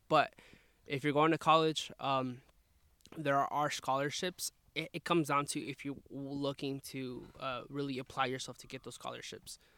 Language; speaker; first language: English; early bilingual, other home language; Spanish